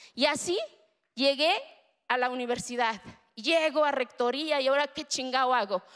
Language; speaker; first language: Spanish; early bilingual, other home language; Zapotec